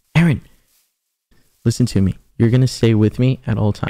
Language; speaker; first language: English; early bilingual, other home language; Spanish